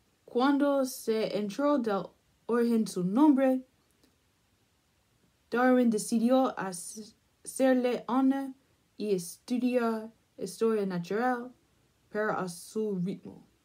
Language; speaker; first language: Spanish; non-native, learner; English